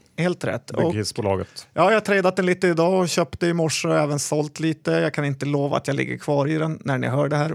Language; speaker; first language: Swedish; native; Swedish